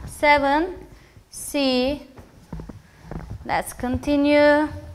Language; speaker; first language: English; non-native, fluent; Turkish